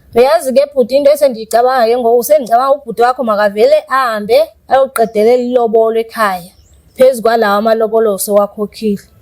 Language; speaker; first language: Zulu; non-native, local second language; Xhosa